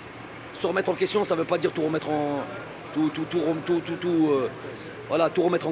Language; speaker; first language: French; native; French